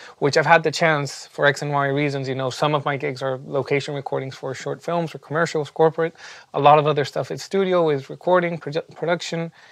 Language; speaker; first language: English; non-native, fluent; Spanish